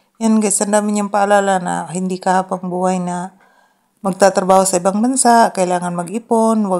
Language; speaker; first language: Filipino; non-native, local second language; Cebuano